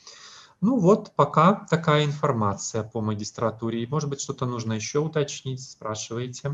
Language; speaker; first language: Russian; native; Russian